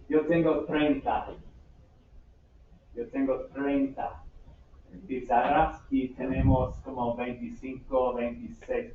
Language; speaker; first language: Spanish; non-native, fluent; English